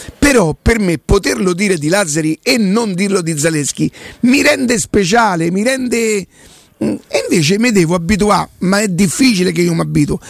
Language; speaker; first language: Italian; native; Italian